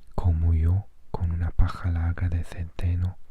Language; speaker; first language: Spanish; non-native, fluent; English